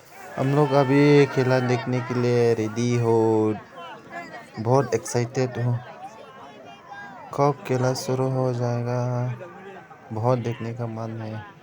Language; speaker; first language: Hindi; non-native, local second language; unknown